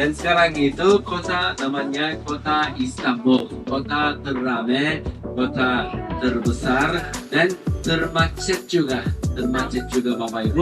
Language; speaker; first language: Indonesian; non-native, learner; Turkish